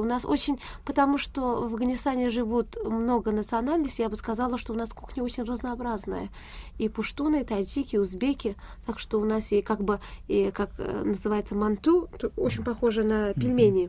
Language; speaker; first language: Russian; non-native, fluent; Pashto